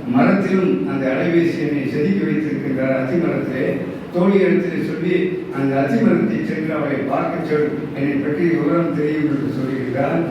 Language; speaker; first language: Tamil; native; Tamil